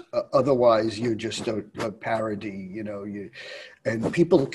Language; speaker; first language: English; native; English